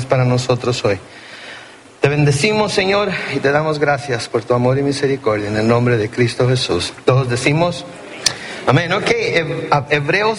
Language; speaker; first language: Spanish; early bilingual, heritage; Spanish